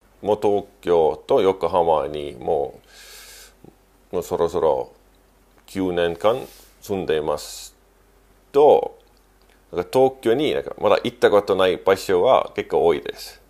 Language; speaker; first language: Japanese; non-native, fluent; Estonian